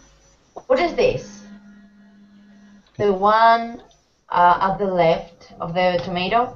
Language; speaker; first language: English; non-native, fluent; Spanish